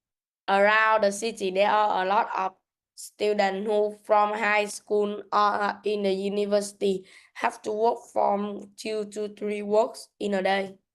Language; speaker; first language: English; non-native, learner; Vietnamese